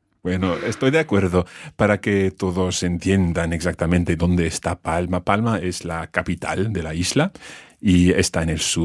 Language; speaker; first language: Spanish; non-native, fluent; English